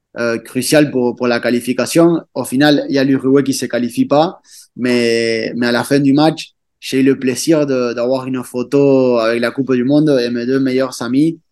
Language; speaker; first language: French; non-native, fluent; Spanish